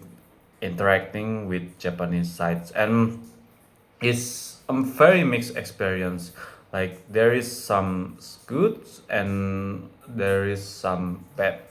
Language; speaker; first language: English; non-native, fluent; Indonesian